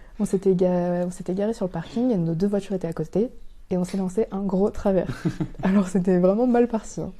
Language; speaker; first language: French; native; French